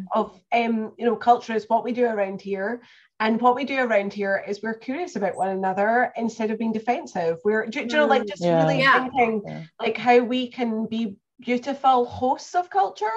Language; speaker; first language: English; native; English